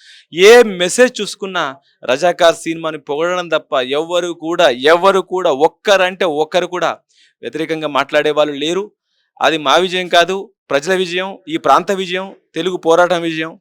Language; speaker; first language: Telugu; native; Telugu